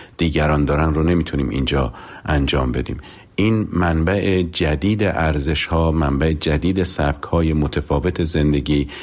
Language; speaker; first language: Persian; native; Persian